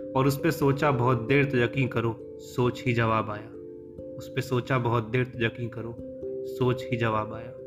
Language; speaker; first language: Hindi; native; Hindi